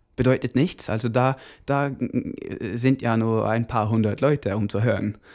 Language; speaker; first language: German; non-native, learner; Norwegian